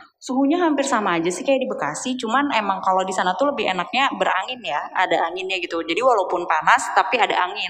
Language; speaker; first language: Indonesian; native; Indonesian